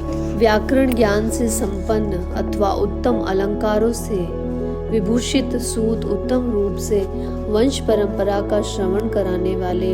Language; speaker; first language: Hindi; native; Hindi